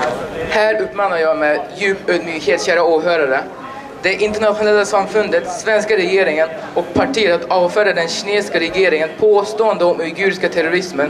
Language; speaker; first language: Swedish; non-native, learner; Uyghur